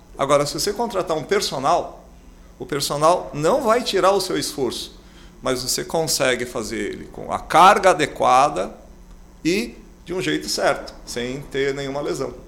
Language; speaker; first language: Portuguese; native; Portuguese